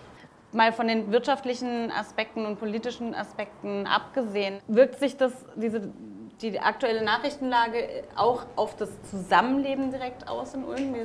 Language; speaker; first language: German; native; German